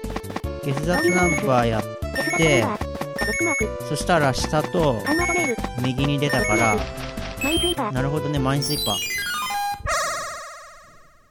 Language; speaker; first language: Japanese; native; Japanese